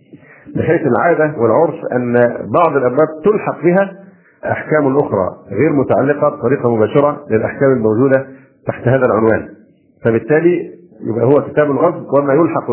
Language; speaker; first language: Arabic; native; Arabic